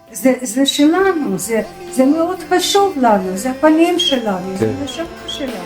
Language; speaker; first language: Hebrew; non-native, fluent; Russian